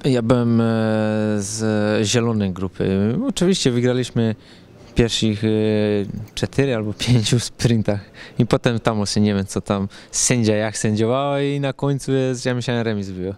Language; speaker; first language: Polish; non-native, learner; Serbian